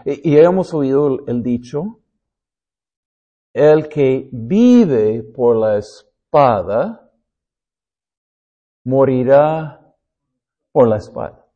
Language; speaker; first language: Spanish; non-native, fluent; English